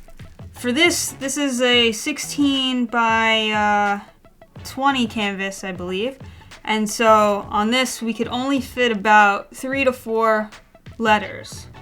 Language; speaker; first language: English; native; English